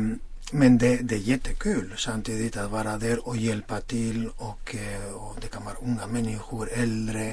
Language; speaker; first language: Swedish; non-native, fluent; Spanish